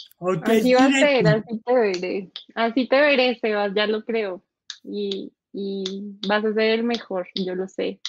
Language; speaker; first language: Spanish; native; Spanish